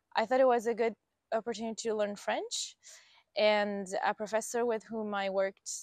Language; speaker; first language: English; non-native, fluent; Italian